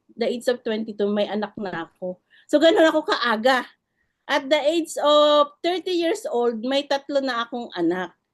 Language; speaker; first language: Filipino; non-native, local second language; Iloko